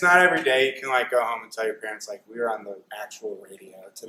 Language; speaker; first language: English; native; English